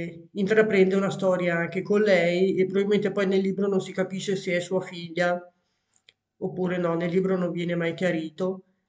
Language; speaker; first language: Italian; native; Italian